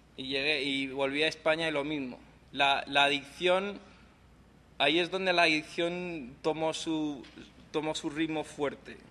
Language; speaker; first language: Spanish; non-native, local second language; English